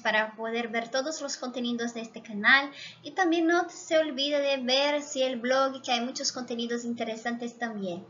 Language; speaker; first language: Spanish; non-native, fluent; Portuguese